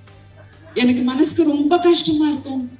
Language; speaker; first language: Tamil; non-native, fluent; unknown